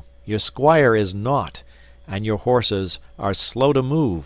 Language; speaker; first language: English; native; English